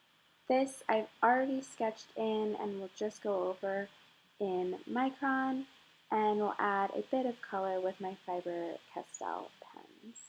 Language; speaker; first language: English; native; English